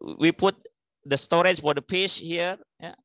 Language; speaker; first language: English; non-native, learner; Indonesian